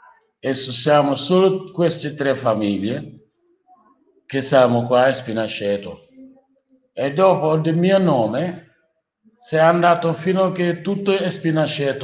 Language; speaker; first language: Italian; non-native, learner; Wolof